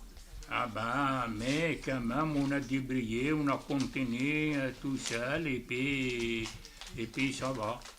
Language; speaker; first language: French; non-native, fluent; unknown